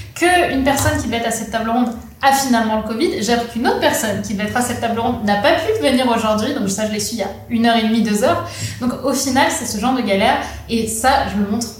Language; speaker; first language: French; native; French